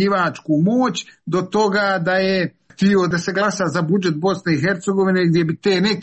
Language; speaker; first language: Serbian; native; Serbian